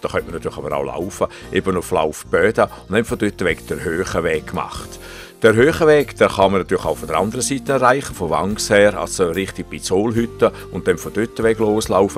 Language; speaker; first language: German; native; German